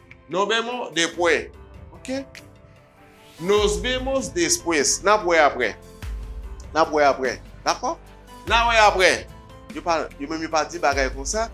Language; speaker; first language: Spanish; non-native, fluent; Haitian Creole